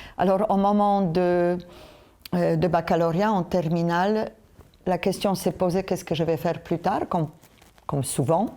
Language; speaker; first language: French; non-native, fluent; Polish